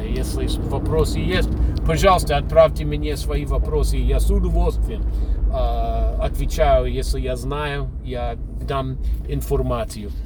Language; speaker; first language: Russian; non-native, fluent; English